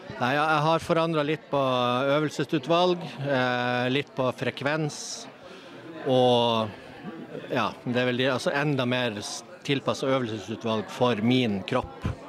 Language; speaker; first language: Norwegian; native; Norwegian